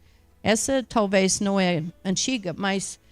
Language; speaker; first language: Portuguese; non-native, fluent; English